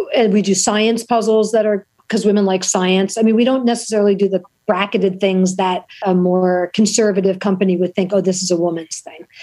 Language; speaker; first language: English; native; English